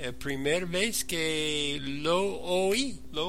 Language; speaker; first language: Spanish; non-native, learner; English